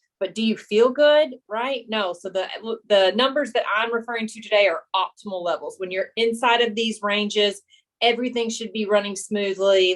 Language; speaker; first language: English; native; English